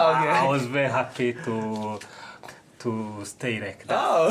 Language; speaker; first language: English; non-native, local second language; Arabic